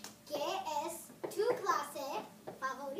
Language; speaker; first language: Spanish; non-native, learner; English